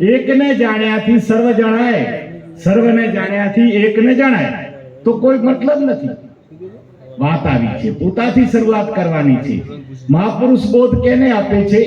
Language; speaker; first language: Gujarati; non-native, local second language; Kachhi